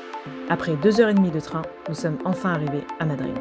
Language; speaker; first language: French; native; French